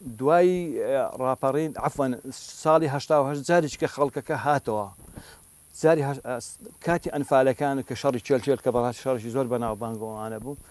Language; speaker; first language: Central Kurdish; native; Central Kurdish